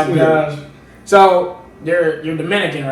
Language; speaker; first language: English; native; English